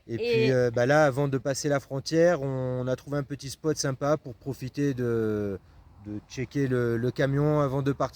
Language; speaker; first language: French; native; French